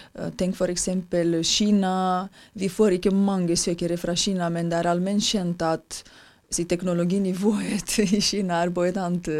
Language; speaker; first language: Norwegian; non-native, fluent; Romanian